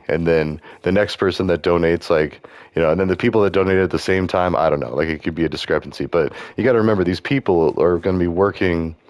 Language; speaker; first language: English; native; English